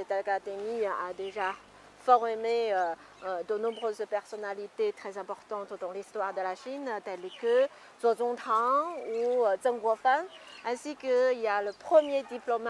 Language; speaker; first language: French; non-native, fluent; Chinese